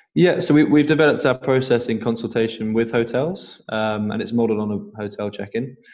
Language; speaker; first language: English; native; English